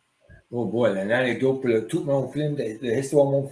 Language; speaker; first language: French; non-native, learner; English